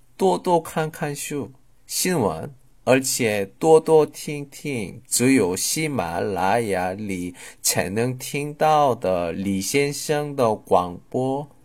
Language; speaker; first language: Chinese; non-native, fluent; Korean